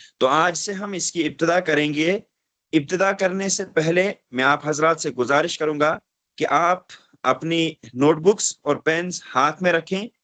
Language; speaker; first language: Urdu; non-native, local second language; Kashmiri